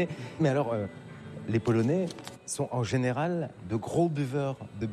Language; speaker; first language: French; native; French